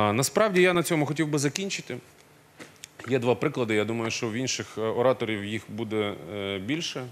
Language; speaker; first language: Ukrainian; non-native, local second language; Russian